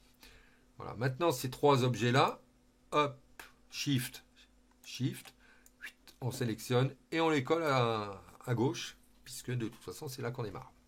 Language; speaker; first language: French; native; French